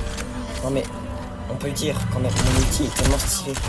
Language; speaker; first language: French; native; French